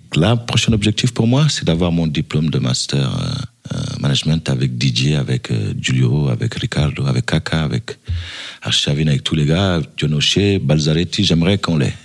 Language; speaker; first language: French; early bilingual, other home language; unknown